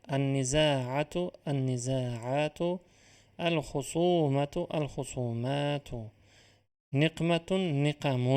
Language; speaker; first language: Arabic; non-native, fluent; Uzbek